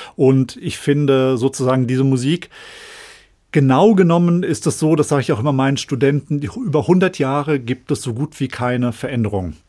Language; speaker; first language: German; native; German